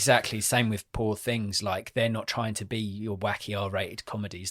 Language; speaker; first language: English; native; English